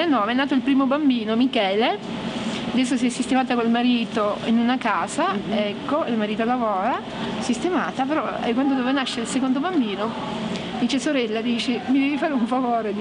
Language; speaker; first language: Italian; native; Italian